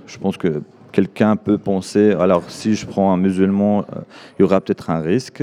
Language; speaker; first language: French; non-native, fluent; Arabic